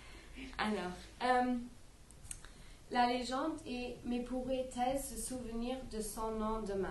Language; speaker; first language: French; non-native, learner; English